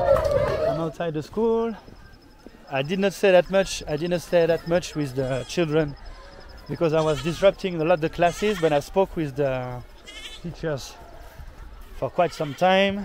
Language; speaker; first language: English; non-native, fluent; French